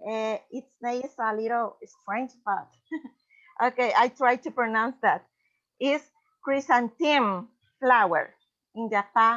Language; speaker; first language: English; non-native, learner; Spanish